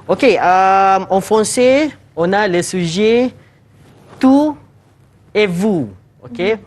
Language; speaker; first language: French; non-native, fluent; Malay